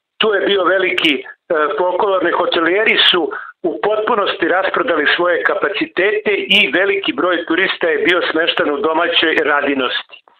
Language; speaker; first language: Serbian; native; Serbian